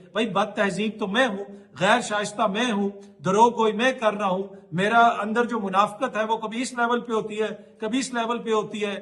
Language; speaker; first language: Urdu; native; Urdu